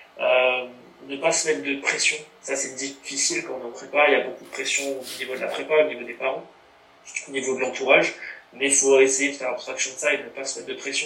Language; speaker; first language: French; native; French